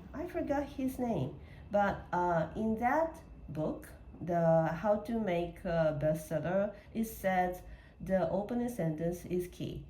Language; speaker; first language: English; non-native, learner; Japanese